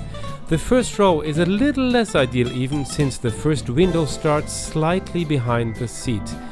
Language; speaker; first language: English; non-native, fluent; German